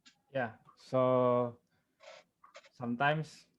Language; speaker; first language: English; non-native, learner; Indonesian